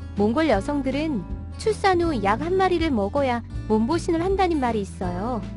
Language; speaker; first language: Korean; non-native, fluent; Mongolian